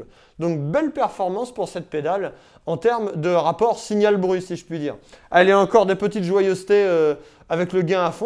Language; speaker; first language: French; native; French